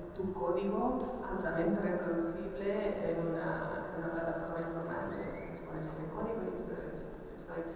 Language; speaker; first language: Spanish; non-native, local second language; Catalan